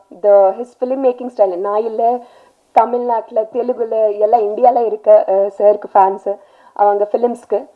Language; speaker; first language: Tamil; non-native, learner; Telugu